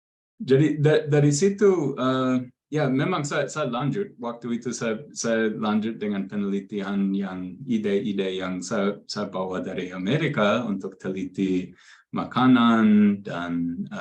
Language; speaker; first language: Indonesian; non-native, fluent; English